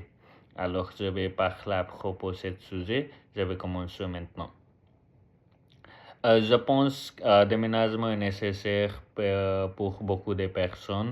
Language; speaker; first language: French; non-native, learner; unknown